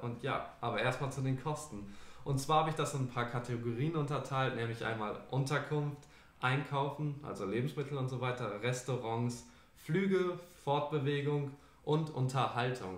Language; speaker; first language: German; native; German